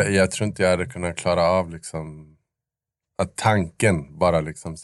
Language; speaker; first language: Swedish; native; Swedish